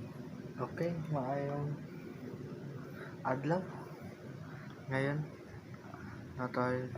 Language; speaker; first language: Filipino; non-native, local second language; Cebuano